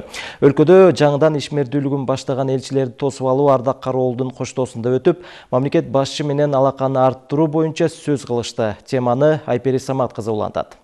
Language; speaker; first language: Kyrgyz; native; Kyrgyz